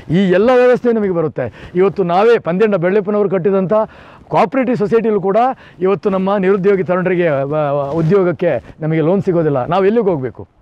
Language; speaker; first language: Kannada; non-native, local second language; Kodava